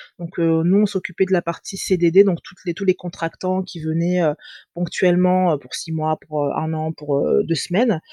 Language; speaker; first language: French; native; French